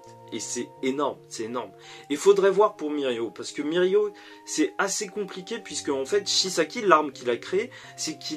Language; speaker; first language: French; native; French